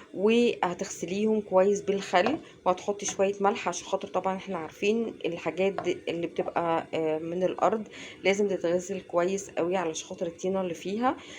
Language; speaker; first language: Arabic; native; Arabic